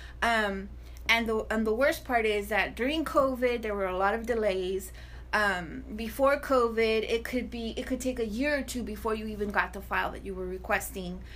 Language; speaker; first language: English; early bilingual, other home language; Spanish